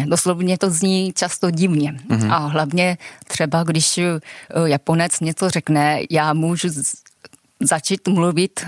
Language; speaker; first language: Czech; non-native, fluent; Japanese